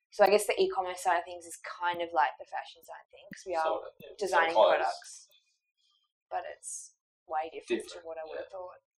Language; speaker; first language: English; native; English